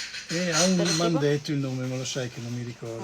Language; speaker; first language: Italian; native; Italian